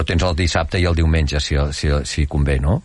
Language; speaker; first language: Catalan; native; Catalan